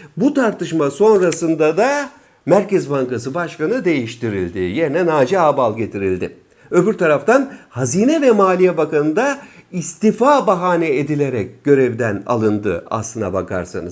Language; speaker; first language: Turkish; native; Turkish